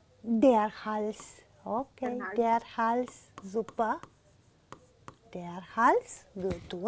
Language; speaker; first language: German; non-native, fluent; Romanian